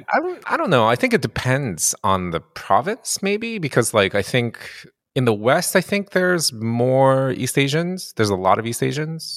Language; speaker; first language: English; early bilingual, other home language; Japanese